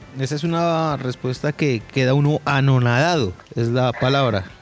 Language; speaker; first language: Spanish; native; Spanish